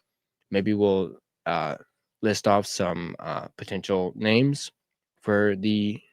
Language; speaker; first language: English; native; English